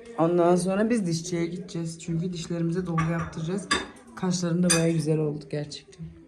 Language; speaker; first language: Turkish; early bilingual, heritage; Turkish